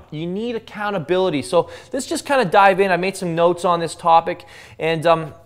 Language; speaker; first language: English; native; English